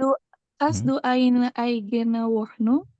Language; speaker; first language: German; non-native, learner; Indonesian